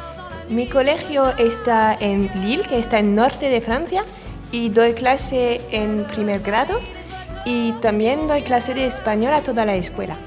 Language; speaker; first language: Spanish; non-native, fluent; French